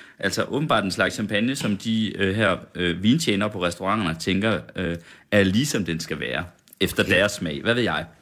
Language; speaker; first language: Danish; native; Danish